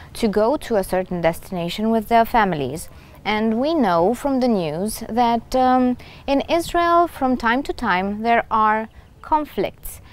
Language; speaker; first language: English; non-native, fluent; Romanian